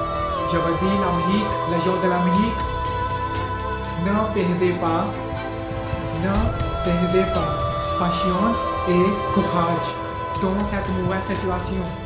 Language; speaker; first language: French; non-native, learner; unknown